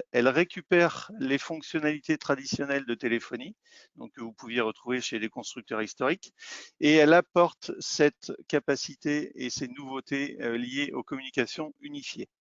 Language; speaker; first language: French; native; French